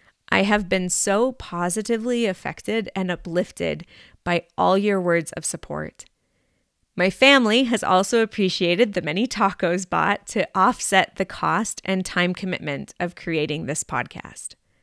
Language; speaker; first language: English; native; English